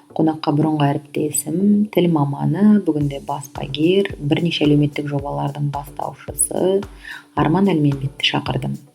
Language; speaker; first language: Kazakh; native; Kazakh